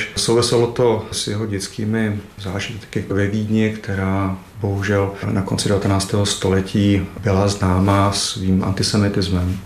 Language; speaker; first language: Czech; native; Czech